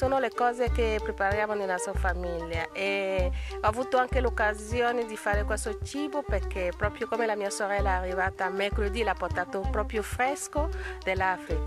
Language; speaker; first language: Italian; non-native, fluent; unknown